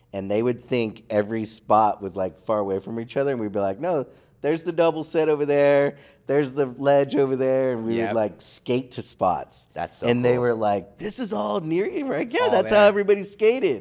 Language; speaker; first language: English; native; English